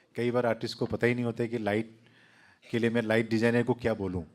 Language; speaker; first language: Hindi; non-native, local second language; Assamese